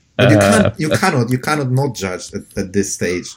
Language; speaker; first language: English; non-native, fluent; Polish